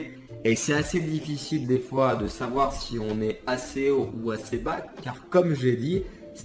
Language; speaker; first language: French; native; French